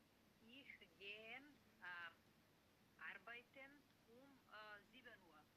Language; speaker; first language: German; non-native, learner; Macedonian